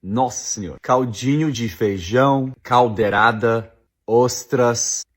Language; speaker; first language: Portuguese; non-native, fluent; English